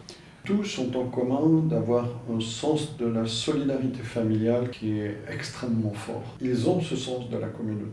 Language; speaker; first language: French; native; French